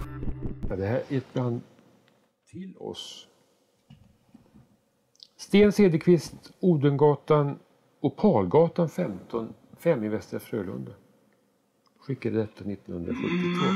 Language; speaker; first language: Swedish; native; Swedish